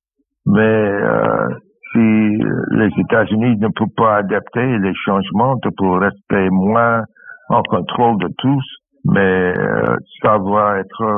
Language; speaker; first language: French; non-native, fluent; English